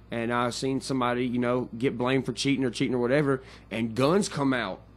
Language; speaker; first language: English; native; English